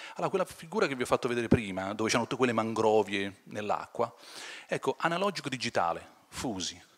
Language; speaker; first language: Italian; native; Italian